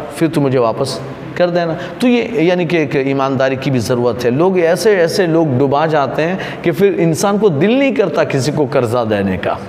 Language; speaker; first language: Urdu; non-native, local second language; Gujarati